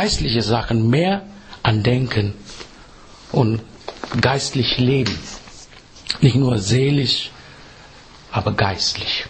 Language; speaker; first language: German; non-native, fluent; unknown